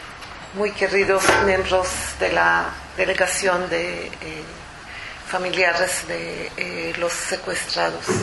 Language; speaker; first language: Spanish; non-native, fluent; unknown